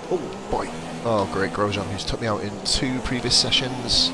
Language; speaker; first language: English; native; English